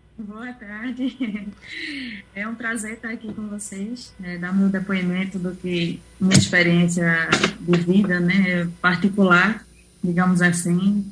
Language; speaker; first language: Portuguese; native; Portuguese